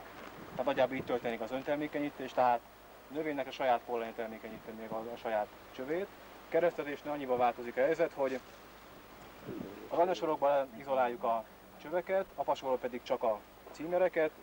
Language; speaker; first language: Hungarian; native; Hungarian